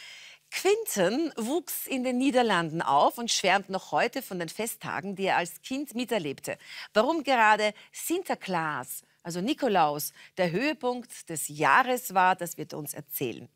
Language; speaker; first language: German; native; German